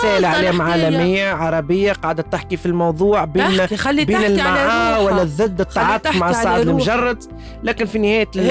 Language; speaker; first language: Arabic; native; Arabic